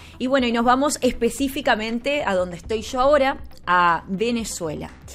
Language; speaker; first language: Spanish; native; Spanish